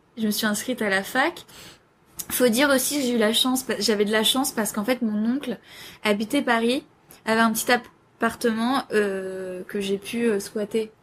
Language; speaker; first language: French; native; French